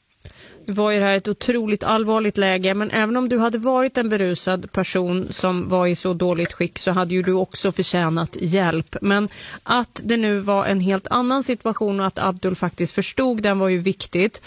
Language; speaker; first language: Swedish; native; Swedish